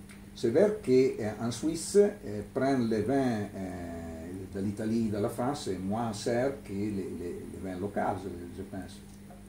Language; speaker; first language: French; non-native, learner; Italian